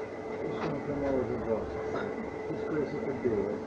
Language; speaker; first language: Polish; non-native, learner; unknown